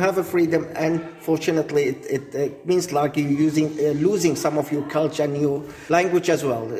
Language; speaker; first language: English; non-native, fluent; Assyrian Neo-Aramaic